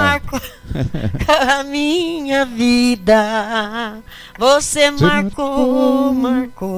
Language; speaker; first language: Portuguese; native; Portuguese